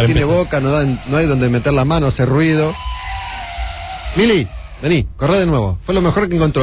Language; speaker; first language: Spanish; native; Spanish